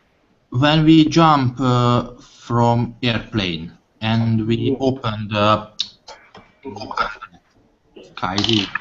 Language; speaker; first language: English; non-native, learner; Hungarian